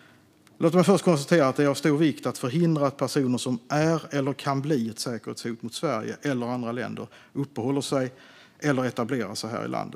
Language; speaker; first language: Swedish; native; Swedish